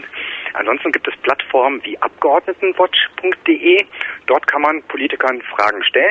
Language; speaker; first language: German; native; German